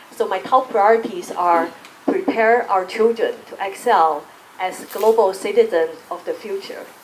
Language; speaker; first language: English; non-native, fluent; Chinese